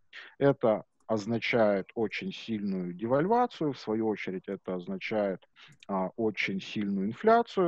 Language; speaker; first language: Russian; native; Russian